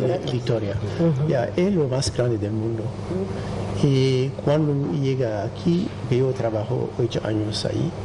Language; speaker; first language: Spanish; non-native, fluent; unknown